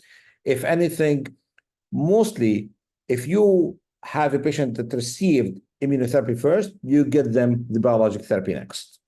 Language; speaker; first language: English; non-native, fluent; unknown